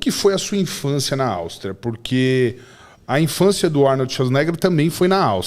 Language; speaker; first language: Portuguese; native; Portuguese